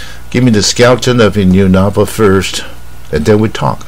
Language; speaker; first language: English; non-native, fluent; Chinese